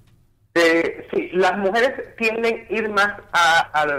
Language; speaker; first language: Spanish; native; Spanish